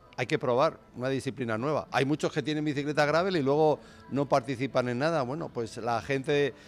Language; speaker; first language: Spanish; native; Spanish